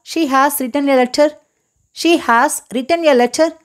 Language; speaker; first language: English; non-native, local second language; Tamil